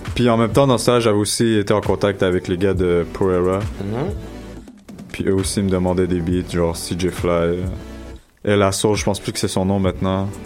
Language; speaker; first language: French; non-native, local second language; Arabic